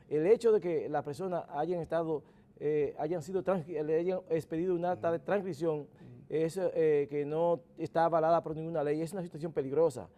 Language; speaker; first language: Spanish; native; Spanish